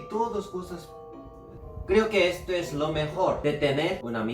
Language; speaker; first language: Spanish; non-native, learner; Korean